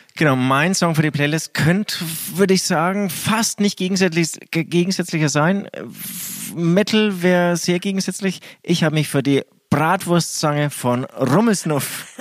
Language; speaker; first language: German; native; German